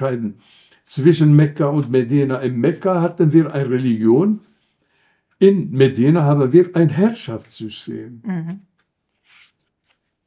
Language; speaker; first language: German; non-native, fluent; Arabic